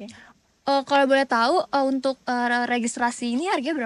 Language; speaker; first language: Indonesian; native; Indonesian